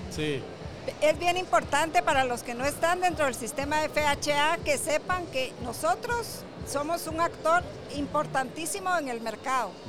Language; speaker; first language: Spanish; native; Spanish